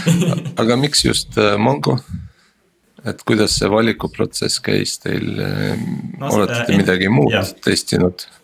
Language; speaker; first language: Estonian; native; Estonian